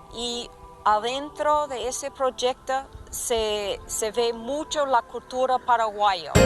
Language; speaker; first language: Spanish; non-native, fluent; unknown